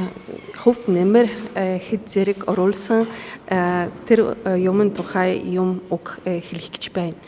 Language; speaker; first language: Mongolian; non-native, fluent; Polish